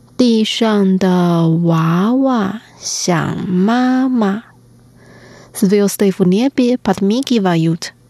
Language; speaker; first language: Russian; non-native, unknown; Chinese